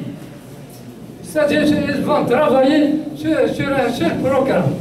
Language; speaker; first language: French; non-native, local second language; Kabyle